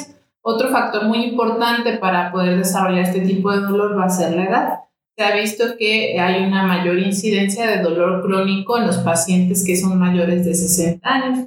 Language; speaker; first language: Spanish; native; Spanish